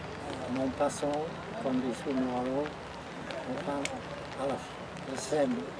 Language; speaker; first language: French; non-native, learner; English